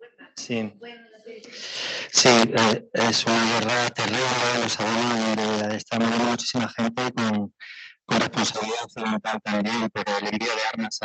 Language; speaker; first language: Spanish; native; Spanish